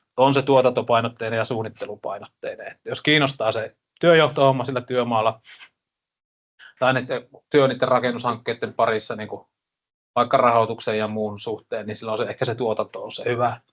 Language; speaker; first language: Finnish; native; Finnish